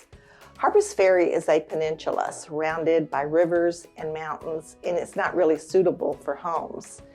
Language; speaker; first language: English; native; English